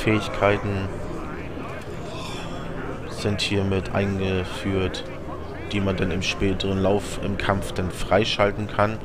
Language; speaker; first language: German; native; German